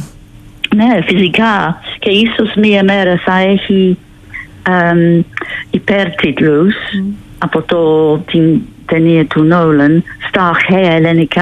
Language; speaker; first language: Greek; non-native, learner; English